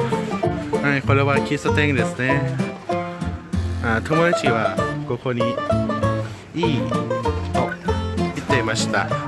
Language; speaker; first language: Japanese; non-native, learner; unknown